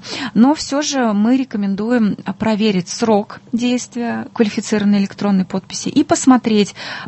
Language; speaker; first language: Russian; native; Russian